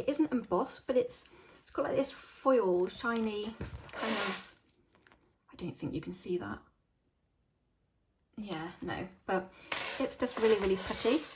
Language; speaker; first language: English; native; English